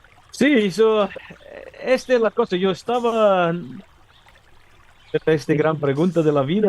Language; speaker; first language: Spanish; non-native, learner; English